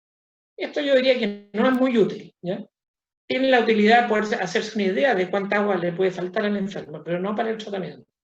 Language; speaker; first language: Spanish; native; Spanish